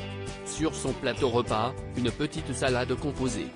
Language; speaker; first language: French; native; French